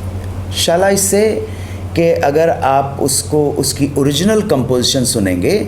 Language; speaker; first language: Hindi; native; Hindi